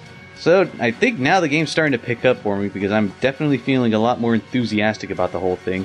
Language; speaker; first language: English; native; English